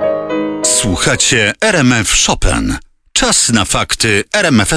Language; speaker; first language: Polish; native; Polish